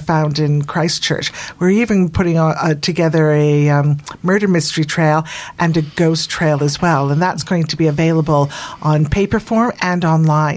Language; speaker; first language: English; native; English